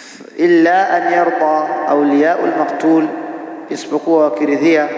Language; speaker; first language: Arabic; non-native, fluent; Swahili